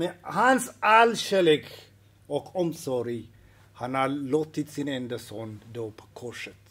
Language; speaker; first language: Swedish; non-native, fluent; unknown